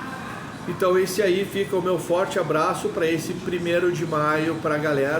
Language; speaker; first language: Portuguese; native; Portuguese